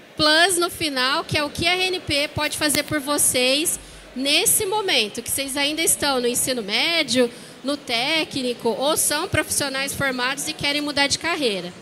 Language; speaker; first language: Portuguese; native; Portuguese